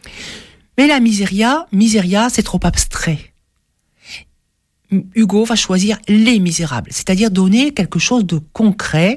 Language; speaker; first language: French; native; French